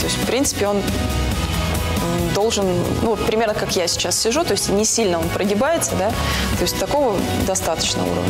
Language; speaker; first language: Russian; native; Russian